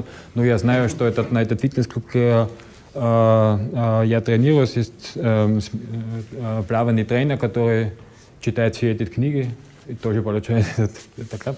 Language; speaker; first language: Russian; non-native, learner; German